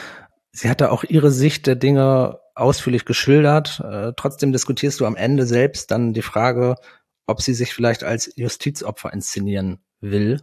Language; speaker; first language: German; native; German